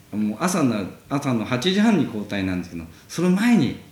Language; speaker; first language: Japanese; native; Japanese